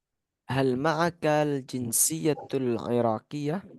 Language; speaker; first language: Arabic; non-native, fluent; Indonesian